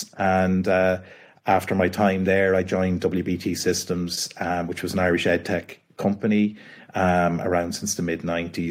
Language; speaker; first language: English; native; English